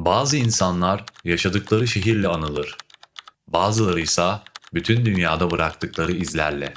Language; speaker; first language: Turkish; native; Turkish